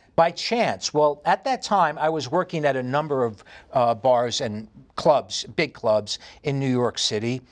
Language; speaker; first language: English; native; English